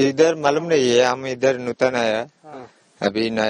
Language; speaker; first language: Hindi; non-native, learner; Bangla